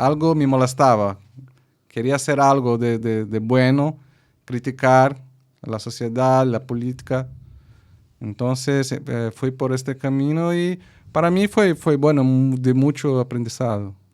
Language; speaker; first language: Spanish; non-native, fluent; Portuguese